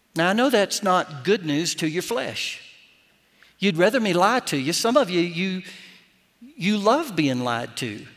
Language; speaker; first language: English; native; English